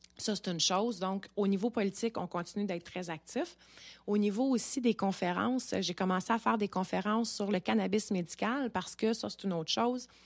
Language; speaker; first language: French; native; French